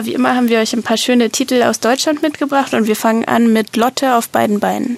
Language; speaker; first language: German; native; German